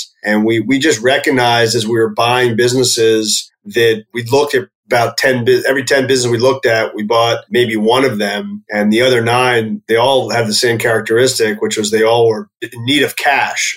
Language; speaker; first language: English; native; English